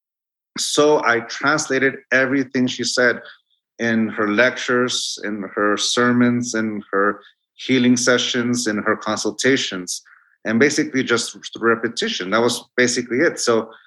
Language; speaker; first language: English; non-native, fluent; Spanish